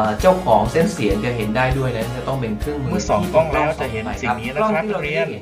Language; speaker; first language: Thai; native; Thai